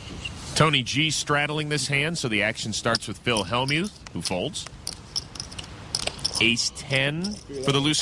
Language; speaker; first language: English; native; English